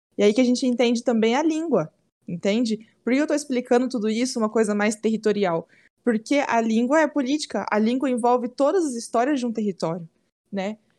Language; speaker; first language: Portuguese; native; Portuguese